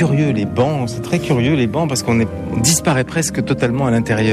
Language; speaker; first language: French; native; French